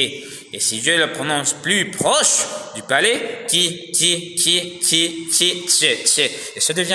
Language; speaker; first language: French; non-native, learner; Spanish